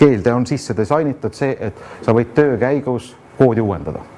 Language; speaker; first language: Estonian; native; Estonian